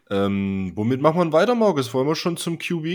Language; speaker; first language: German; native; German